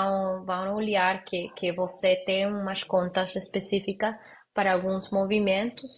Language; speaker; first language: Portuguese; non-native, learner; Spanish